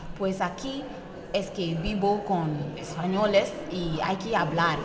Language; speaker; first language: Spanish; non-native, learner; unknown